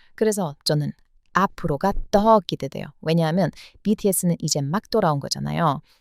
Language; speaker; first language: Korean; non-native, fluent; English